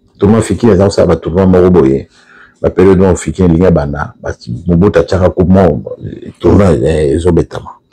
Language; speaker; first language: Lingala; non-native, local second language; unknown